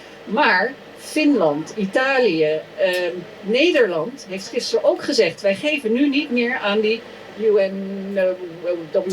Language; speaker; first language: Dutch; native; Dutch